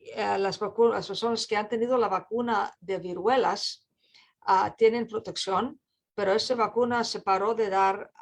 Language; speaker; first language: Spanish; non-native, fluent; English